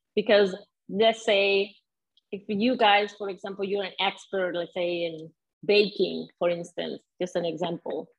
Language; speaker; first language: English; non-native, fluent; Spanish